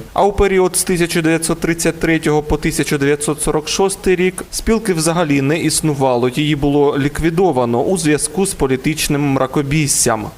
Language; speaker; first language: Ukrainian; native; Ukrainian